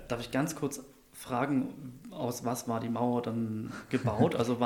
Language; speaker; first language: German; native; German